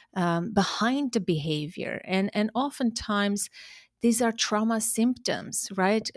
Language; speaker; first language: English; early bilingual, other home language; Armenian